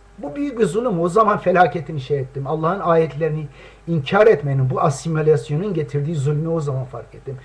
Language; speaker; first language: Turkish; non-native, local second language; Kurdish